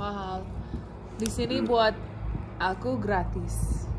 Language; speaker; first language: Indonesian; non-native, learner; English